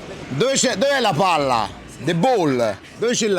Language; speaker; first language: Italian; native; Italian